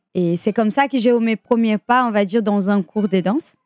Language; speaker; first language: French; non-native, fluent; Portuguese